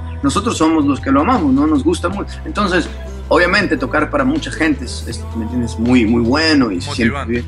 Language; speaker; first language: Spanish; early bilingual, other home language; English